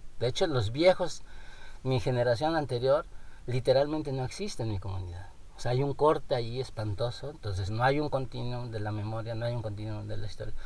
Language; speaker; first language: Spanish; non-native, local second language; Nahuatl languages